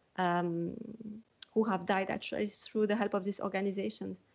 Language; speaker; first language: English; non-native, fluent; French